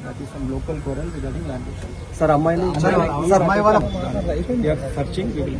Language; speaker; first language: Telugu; non-native, learner; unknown